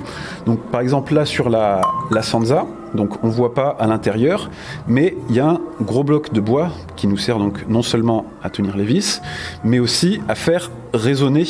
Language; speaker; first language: French; native; French